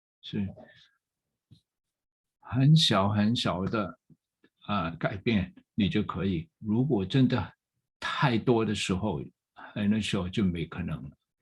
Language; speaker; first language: Chinese; non-native, fluent; English